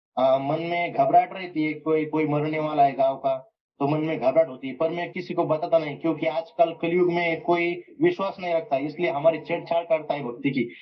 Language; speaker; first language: Hindi; non-native, local second language; Marathi